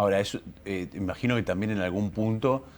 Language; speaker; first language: Spanish; native; Spanish